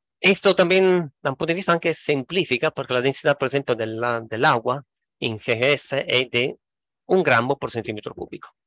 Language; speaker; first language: Spanish; non-native, fluent; Italian